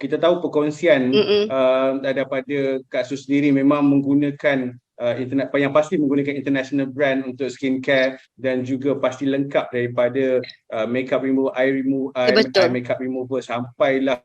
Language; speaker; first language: Malay; native; Malay